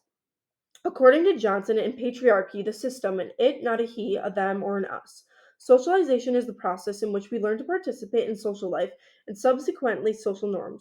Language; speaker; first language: English; native; English